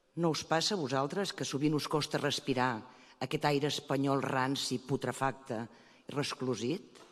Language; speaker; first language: Catalan; native; Catalan